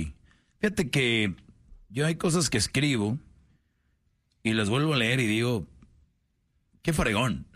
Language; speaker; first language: Spanish; native; Spanish